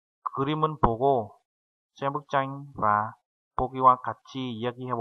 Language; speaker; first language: Korean; non-native, fluent; Vietnamese